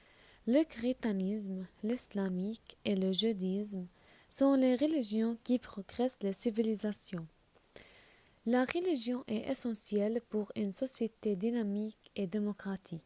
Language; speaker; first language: French; non-native, learner; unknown